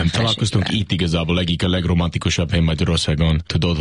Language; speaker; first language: Hungarian; non-native, learner; English